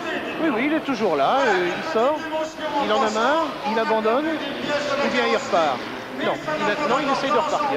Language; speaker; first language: French; native; French